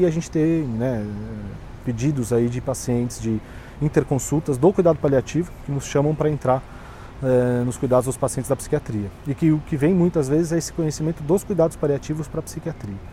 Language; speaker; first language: Portuguese; native; Portuguese